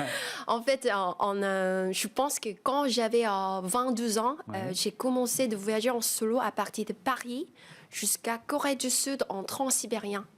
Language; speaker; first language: French; non-native, fluent; Korean